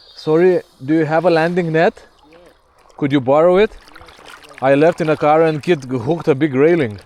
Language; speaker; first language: English; non-native, learner; Lithuanian